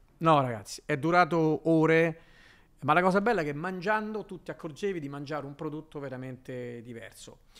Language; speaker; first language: Italian; native; Italian